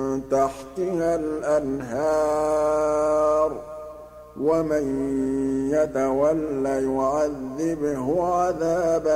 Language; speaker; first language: Arabic; native; Arabic